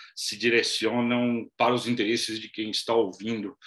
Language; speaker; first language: Portuguese; native; Portuguese